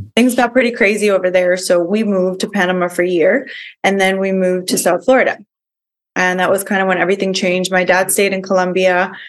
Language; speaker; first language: English; early bilingual, other home language; Spanish